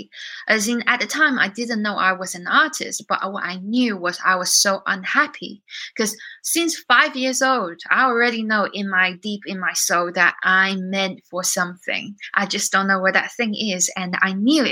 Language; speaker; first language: English; non-native, fluent; Chinese